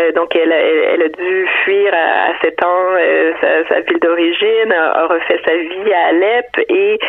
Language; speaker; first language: French; native; French